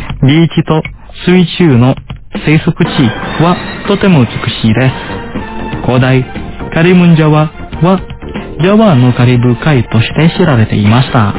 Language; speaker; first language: Japanese; non-native, fluent; Indonesian